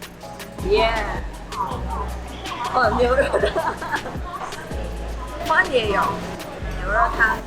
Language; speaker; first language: Chinese; non-native, learner; Mongolian